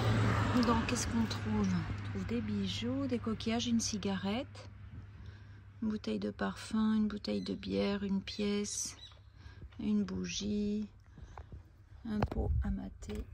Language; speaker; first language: French; native; French